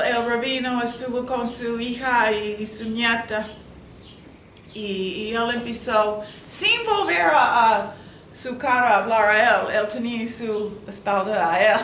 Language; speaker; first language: Spanish; non-native, learner; English